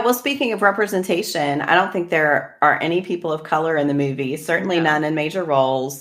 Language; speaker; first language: English; native; English